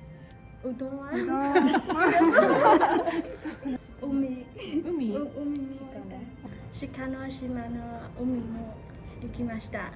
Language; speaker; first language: Japanese; non-native, learner; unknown